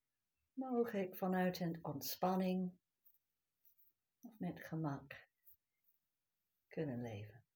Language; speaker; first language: Dutch; non-native, fluent; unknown